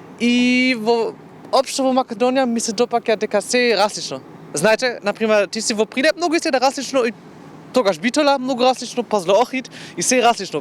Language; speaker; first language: Macedonian; non-native, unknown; German